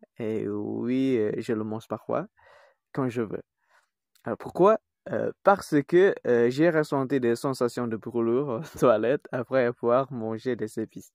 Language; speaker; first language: French; non-native, fluent; Indonesian